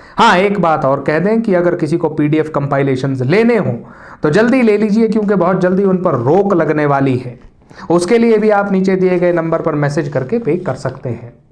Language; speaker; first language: Hindi; native; Hindi